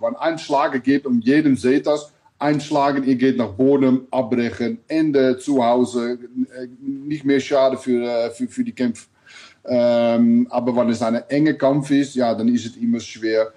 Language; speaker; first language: German; non-native, learner; Dutch